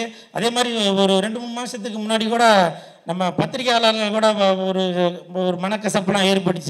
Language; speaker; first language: Tamil; native; Tamil